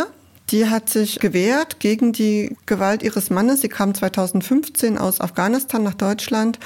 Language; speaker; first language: German; native; German